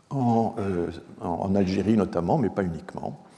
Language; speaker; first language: French; native; French